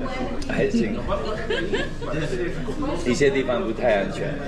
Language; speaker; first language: Chinese; non-native, fluent; English